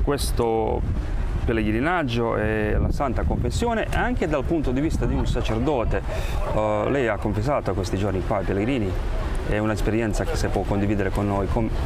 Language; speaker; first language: Italian; non-native, fluent; Croatian